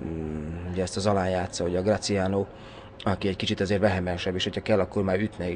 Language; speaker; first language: Hungarian; native; Hungarian